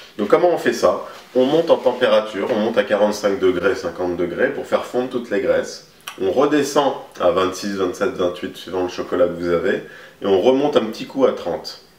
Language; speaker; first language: French; native; French